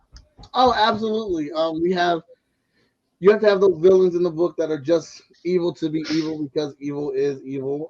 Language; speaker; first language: English; native; English